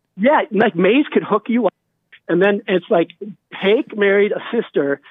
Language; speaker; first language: English; native; English